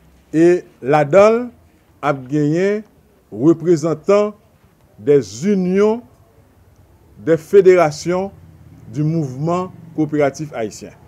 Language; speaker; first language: French; non-native, local second language; Haitian Creole